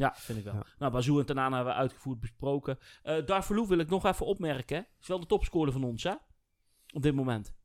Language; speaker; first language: Dutch; native; Dutch